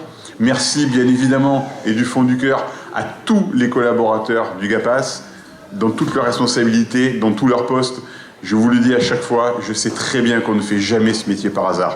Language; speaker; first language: French; native; French